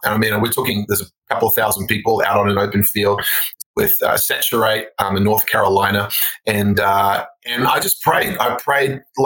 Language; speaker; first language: English; native; English